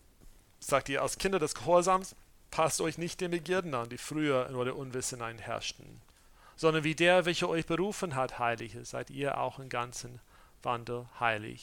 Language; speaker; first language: German; non-native, fluent; English